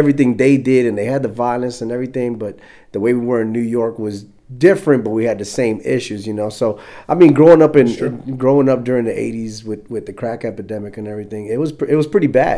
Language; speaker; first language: English; native; English